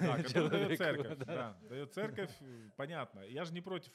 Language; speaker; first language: Russian; native; Russian